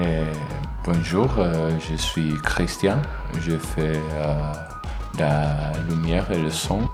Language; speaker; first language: French; non-native, learner; Spanish